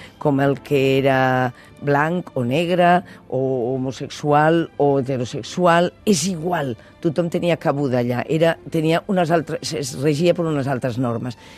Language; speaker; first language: Catalan; non-native, local second language; Spanish